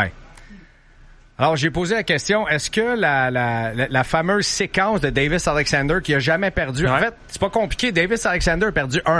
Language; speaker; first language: French; native; French